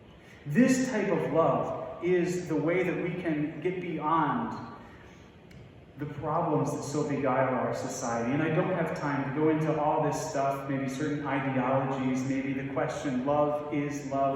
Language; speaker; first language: English; native; English